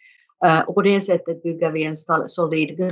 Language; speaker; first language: Swedish; non-native, fluent; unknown